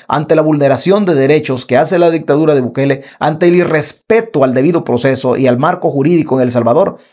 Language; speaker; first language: Spanish; native; Spanish